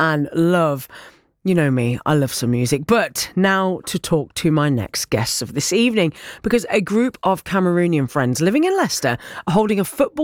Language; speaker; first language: English; native; English